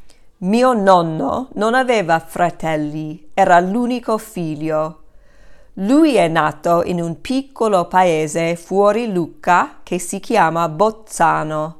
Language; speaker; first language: Italian; non-native, fluent; English